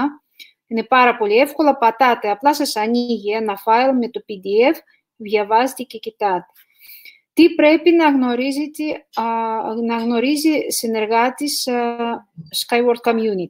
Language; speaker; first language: Greek; non-native, fluent; Russian